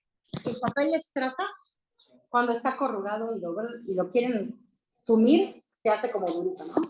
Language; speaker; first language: Spanish; native; Spanish